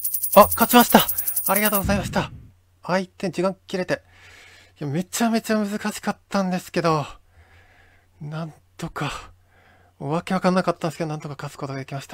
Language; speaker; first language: Japanese; native; Japanese